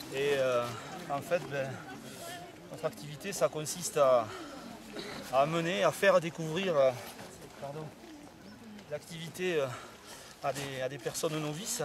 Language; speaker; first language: French; native; French